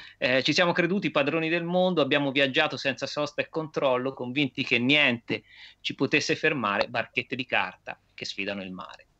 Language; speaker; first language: Italian; native; Italian